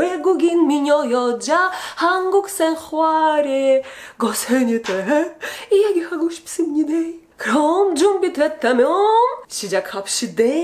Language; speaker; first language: Korean; non-native, learner; Russian